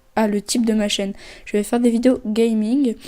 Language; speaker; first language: French; native; French